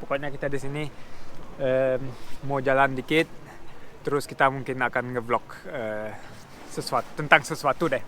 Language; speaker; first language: Indonesian; early bilingual, heritage; Indonesian